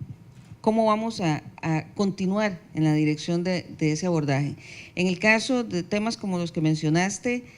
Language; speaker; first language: Spanish; native; Spanish